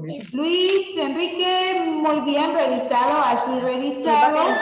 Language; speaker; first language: Spanish; native; Spanish